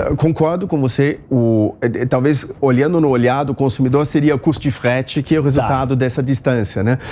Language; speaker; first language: Portuguese; non-native, fluent; German